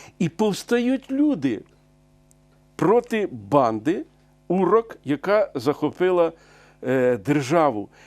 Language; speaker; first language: Ukrainian; native; Ukrainian